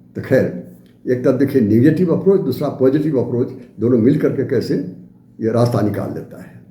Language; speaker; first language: Hindi; native; Hindi